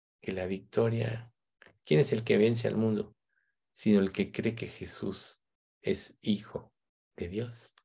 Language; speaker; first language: Spanish; native; Spanish